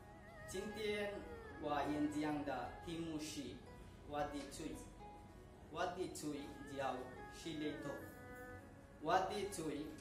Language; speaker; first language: Chinese; non-native, learner; Bangla